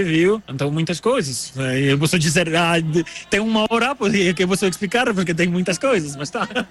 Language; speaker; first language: Portuguese; non-native, learner; French